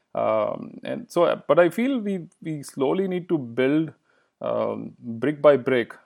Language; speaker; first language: English; non-native, local second language; Kannada